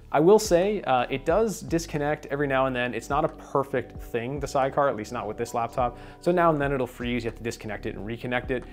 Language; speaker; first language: English; native; English